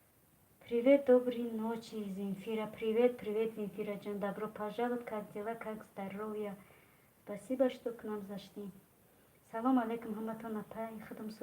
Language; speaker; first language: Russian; non-native, learner; Tajik